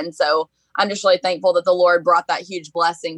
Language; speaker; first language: English; native; English